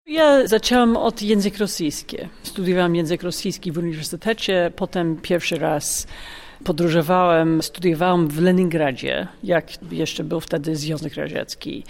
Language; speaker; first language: Polish; non-native, fluent; English